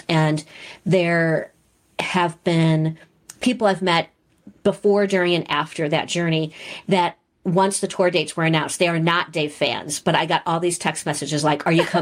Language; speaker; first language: English; native; English